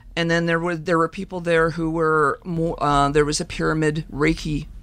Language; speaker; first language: English; native; English